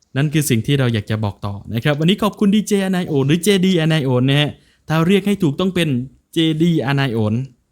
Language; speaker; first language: Thai; non-native, local second language; Northern Khmer